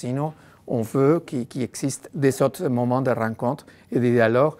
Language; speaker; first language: French; non-native, fluent; Spanish